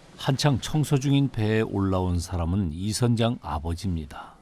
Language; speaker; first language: Korean; native; Korean